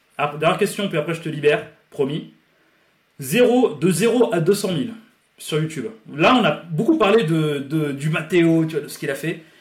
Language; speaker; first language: French; native; French